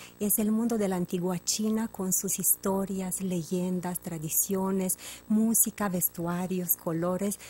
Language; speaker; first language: Spanish; non-native, fluent; Romanian